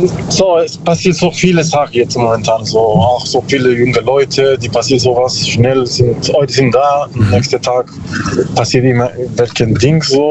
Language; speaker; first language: German; non-native, learner; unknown